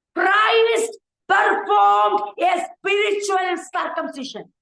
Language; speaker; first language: English; non-native, local second language; Malayalam